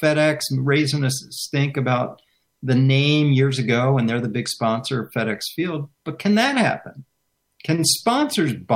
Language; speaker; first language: English; native; English